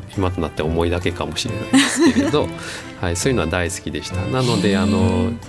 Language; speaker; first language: Japanese; native; Japanese